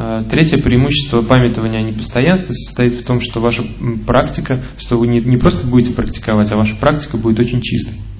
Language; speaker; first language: Russian; native; Russian